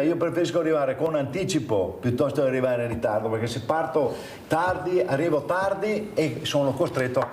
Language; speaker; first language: Italian; native; Italian